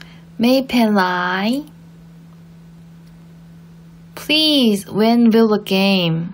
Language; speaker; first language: English; non-native, learner; Korean